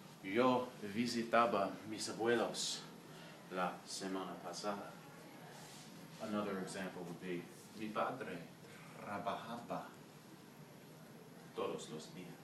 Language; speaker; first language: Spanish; non-native, learner; English